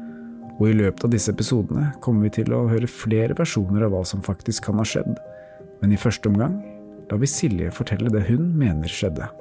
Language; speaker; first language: Norwegian; native; Norwegian